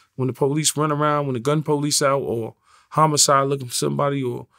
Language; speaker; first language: English; native; English